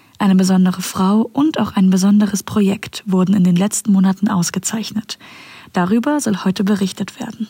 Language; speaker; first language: German; native; German